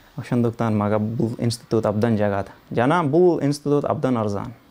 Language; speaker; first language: Kyrgyz; non-native, learner; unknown